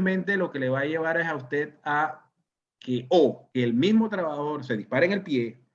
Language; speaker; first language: Spanish; native; Spanish